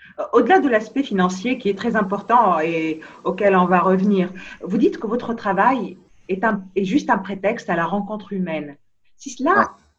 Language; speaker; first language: French; non-native, local second language; Arabic